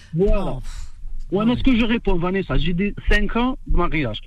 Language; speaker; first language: French; non-native, local second language; Arabic